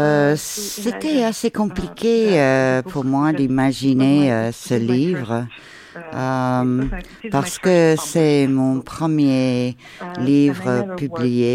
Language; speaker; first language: French; non-native, fluent; Ukrainian